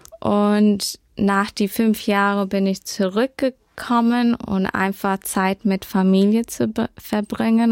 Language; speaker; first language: German; early bilingual, heritage; German